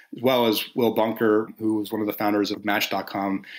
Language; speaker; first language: English; native; English